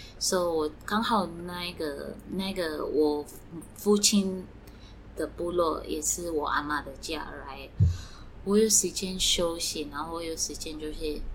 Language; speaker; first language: Chinese; non-native, fluent; Swati